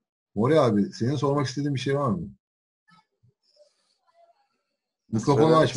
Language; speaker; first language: Turkish; native; Turkish